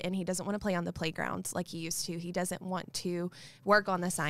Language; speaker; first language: English; native; English